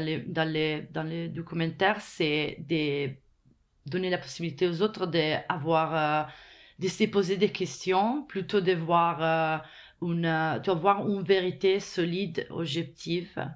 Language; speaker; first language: French; non-native, fluent; Italian